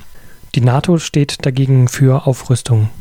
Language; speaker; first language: German; native; German